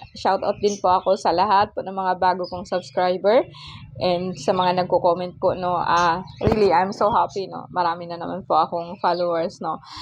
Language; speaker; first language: Filipino; non-native, local second language; Cebuano